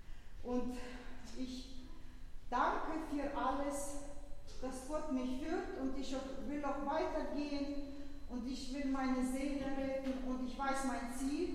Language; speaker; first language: German; non-native, fluent; Russian